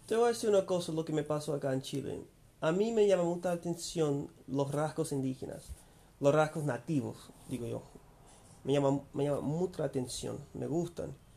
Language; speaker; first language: Spanish; non-native, fluent; English